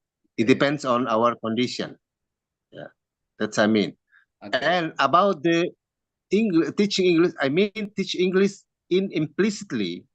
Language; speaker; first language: English; non-native, learner; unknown